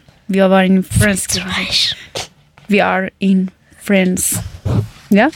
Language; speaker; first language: German; non-native, learner; Persian